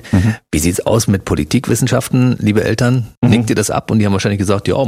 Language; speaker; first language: German; native; German